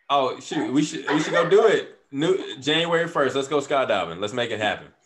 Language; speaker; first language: English; native; English